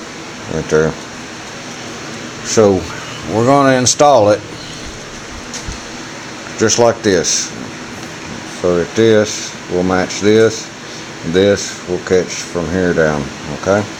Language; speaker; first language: English; native; English